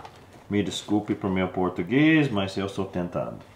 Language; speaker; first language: Portuguese; non-native, learner; English